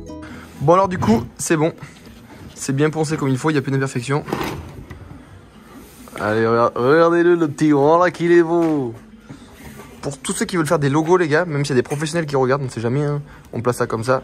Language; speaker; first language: French; native; French